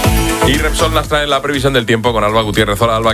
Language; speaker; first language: Spanish; native; Spanish